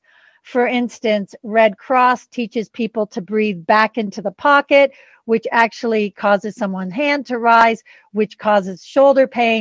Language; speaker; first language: English; native; English